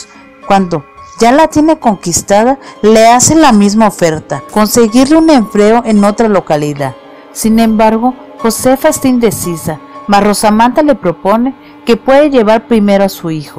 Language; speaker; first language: Spanish; native; Spanish